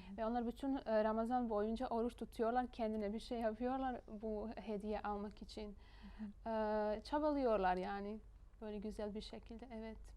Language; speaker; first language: Turkish; non-native, fluent; Bosnian